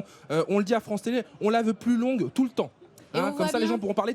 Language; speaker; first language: French; native; French